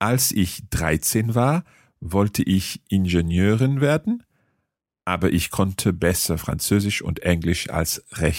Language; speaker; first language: German; non-native, learner; English